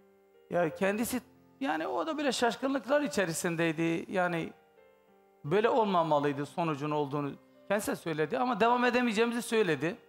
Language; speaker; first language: Turkish; native; Turkish